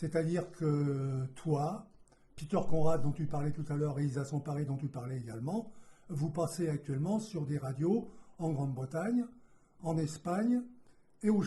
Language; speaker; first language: French; native; French